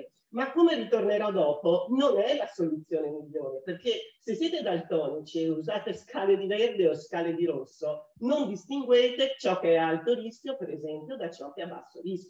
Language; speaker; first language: Italian; native; Italian